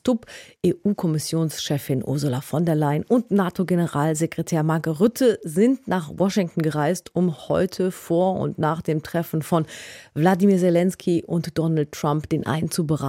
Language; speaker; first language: German; native; German